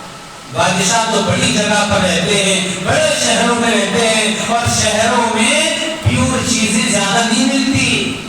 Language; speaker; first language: Urdu; native; Urdu